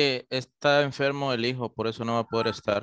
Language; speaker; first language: Spanish; native; Spanish